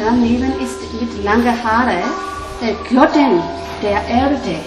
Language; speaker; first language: German; non-native, learner; Burmese